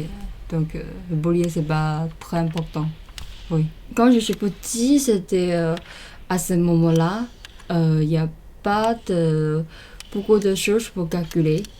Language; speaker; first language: French; non-native, learner; Chinese